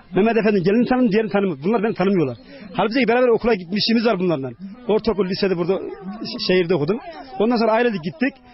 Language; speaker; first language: Turkish; native; Turkish